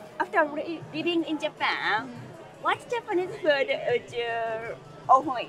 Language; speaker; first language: English; non-native, learner; Japanese